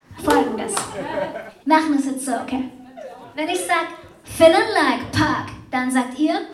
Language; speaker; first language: German; native; German